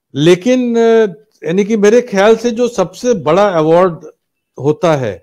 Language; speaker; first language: Hindi; native; Hindi